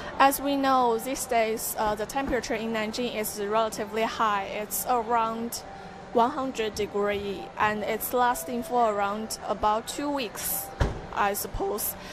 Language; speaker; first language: English; non-native, fluent; Chinese